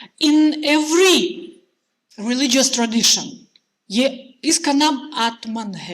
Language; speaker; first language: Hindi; non-native, fluent; Russian